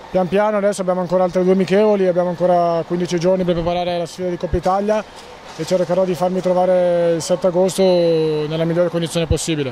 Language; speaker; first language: Italian; native; Italian